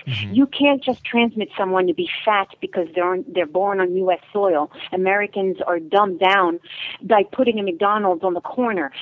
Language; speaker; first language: English; native; English